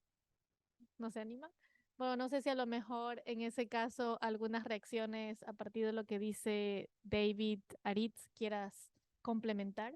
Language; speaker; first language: Spanish; native; Spanish